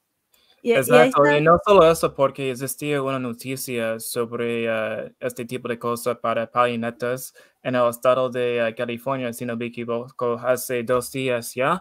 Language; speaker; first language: Spanish; non-native, learner; English